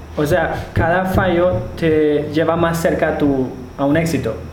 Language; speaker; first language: Spanish; non-native, fluent; German